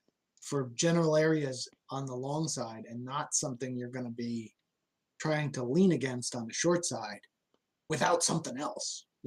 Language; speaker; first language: English; native; English